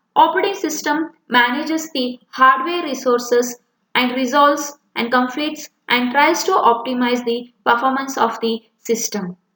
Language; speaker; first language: English; non-native, local second language; Kannada